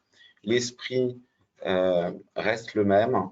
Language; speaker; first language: French; native; French